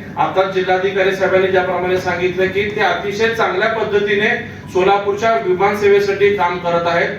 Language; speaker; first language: Marathi; native; Marathi